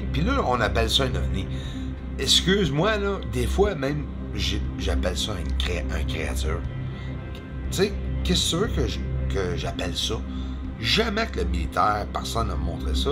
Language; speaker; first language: French; native; French